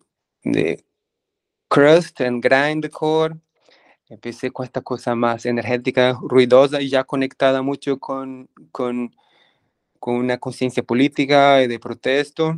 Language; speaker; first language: Spanish; non-native, fluent; Portuguese